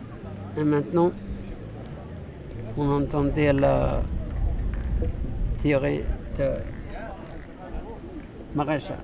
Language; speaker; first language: French; non-native, learner; English